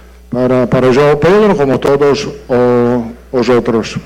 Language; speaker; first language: Portuguese; non-native, fluent; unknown